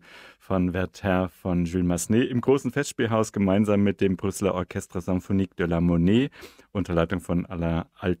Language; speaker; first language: German; native; German